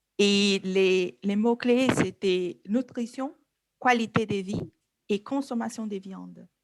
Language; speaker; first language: French; non-native, learner; Portuguese